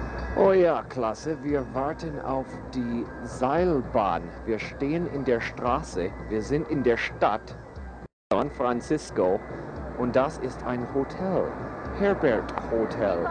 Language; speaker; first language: German; non-native, fluent; English